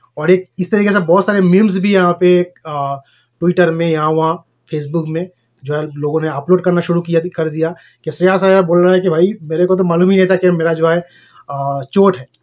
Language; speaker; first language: Hindi; non-native, local second language; Bangla